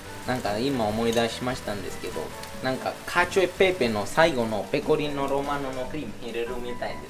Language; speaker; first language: Japanese; non-native, fluent; Italian